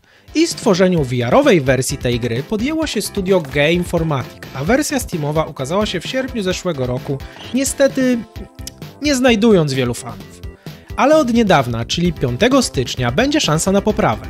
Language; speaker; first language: Polish; native; Polish